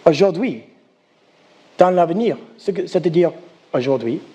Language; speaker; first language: French; non-native, learner; English